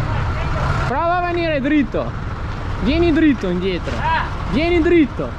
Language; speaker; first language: Italian; native; Italian